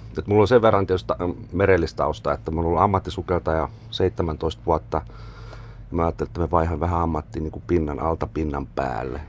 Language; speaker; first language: Finnish; native; Finnish